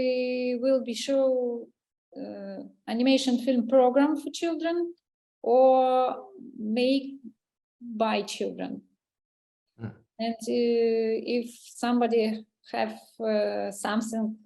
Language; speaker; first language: English; non-native, learner; Russian